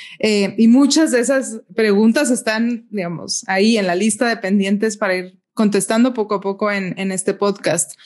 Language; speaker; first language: Spanish; native; Spanish